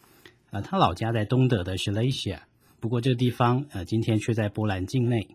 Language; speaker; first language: Chinese; native; Chinese